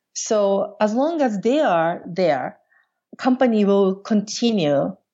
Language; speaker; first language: English; non-native, fluent; Portuguese